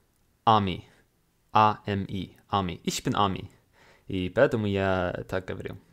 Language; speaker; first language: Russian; non-native, fluent; English